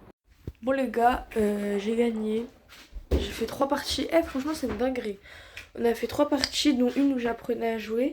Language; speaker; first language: French; native; French